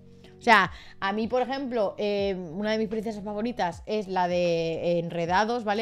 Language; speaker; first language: Spanish; native; Spanish